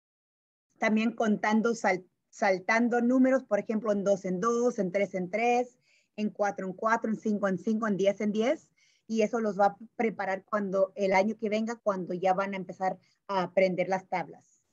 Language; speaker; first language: Spanish; early bilingual, heritage; Spanish